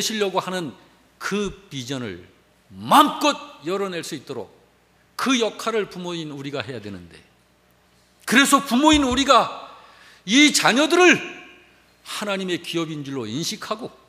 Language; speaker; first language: Korean; native; Korean